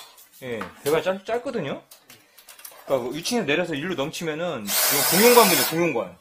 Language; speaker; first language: Korean; native; Korean